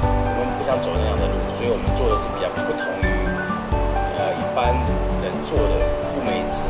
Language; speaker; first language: Chinese; native; Chinese